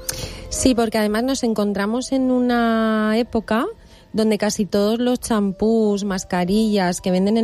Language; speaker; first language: Spanish; native; Spanish